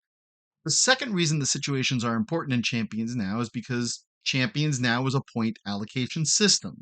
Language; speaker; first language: English; native; English